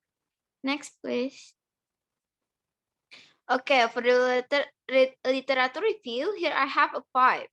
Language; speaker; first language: English; non-native, learner; Indonesian